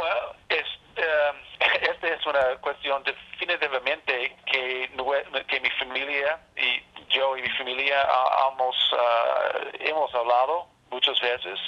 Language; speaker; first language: Spanish; non-native, learner; English